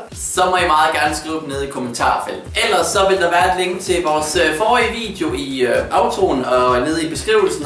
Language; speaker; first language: Danish; native; Danish